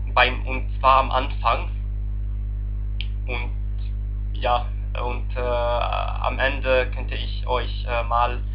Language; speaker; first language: German; non-native, learner; Arabic